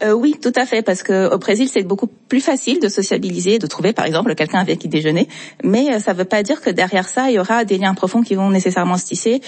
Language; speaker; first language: French; non-native, fluent; Portuguese